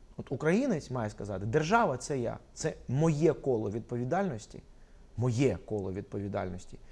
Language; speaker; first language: Ukrainian; non-native, local second language; Russian